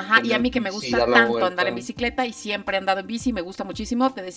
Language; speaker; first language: Spanish; native; Spanish